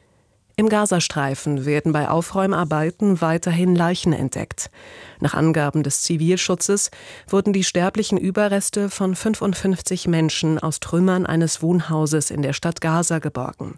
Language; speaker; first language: German; native; German